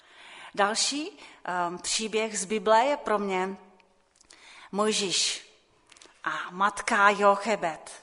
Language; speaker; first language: Czech; non-native, local second language; Polish